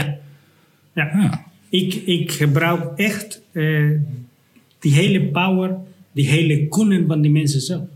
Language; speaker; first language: Dutch; non-native, fluent; Spanish